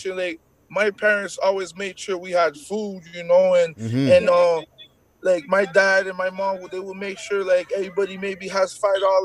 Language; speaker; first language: English; non-native, fluent; French